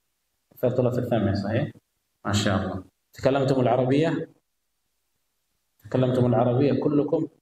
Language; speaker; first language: Arabic; non-native, fluent; Indonesian